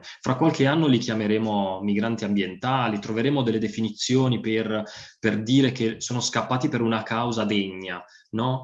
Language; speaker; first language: Italian; native; Italian